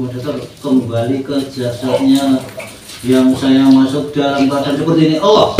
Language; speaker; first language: Indonesian; native; Indonesian